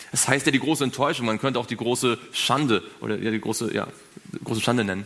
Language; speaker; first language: German; native; German